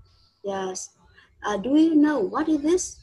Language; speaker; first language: English; non-native, fluent; Vietnamese